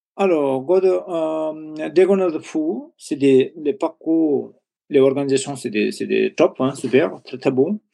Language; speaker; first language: French; non-native, learner; Nepali